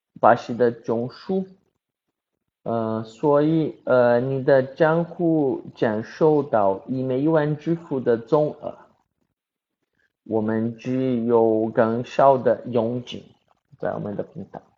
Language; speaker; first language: Chinese; non-native, learner; Portuguese